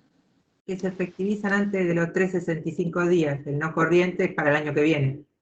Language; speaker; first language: Spanish; native; Spanish